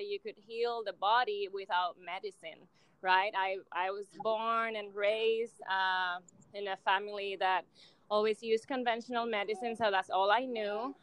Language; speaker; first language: English; non-native, fluent; Spanish